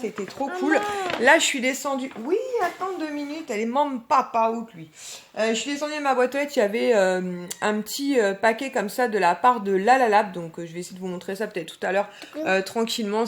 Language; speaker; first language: French; native; French